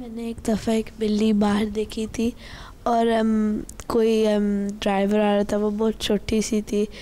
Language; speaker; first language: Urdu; early bilingual, other home language; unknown